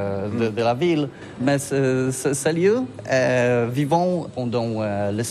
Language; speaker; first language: French; non-native, learner; Polish